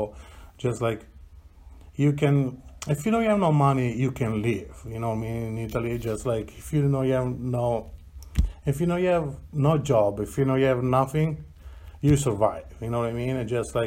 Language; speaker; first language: English; non-native, learner; Italian